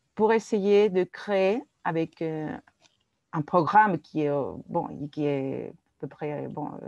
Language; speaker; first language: French; non-native, fluent; Spanish